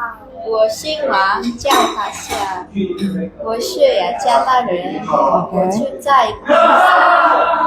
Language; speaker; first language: Chinese; non-native, learner; Indonesian